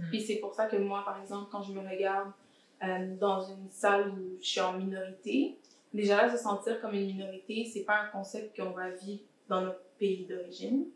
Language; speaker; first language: French; early bilingual, other home language; Haitian Creole